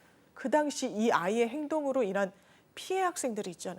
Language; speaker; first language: Korean; native; Korean